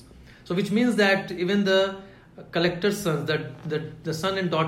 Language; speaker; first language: English; non-native, local second language; Hindi